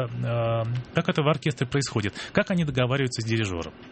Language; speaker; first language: Russian; native; Russian